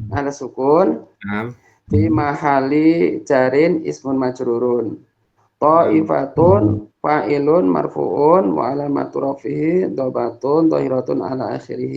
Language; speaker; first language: Arabic; non-native, learner; Indonesian